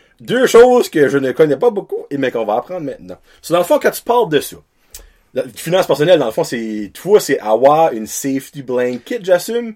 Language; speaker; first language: French; native; French